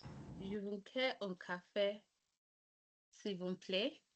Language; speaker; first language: French; non-native, learner; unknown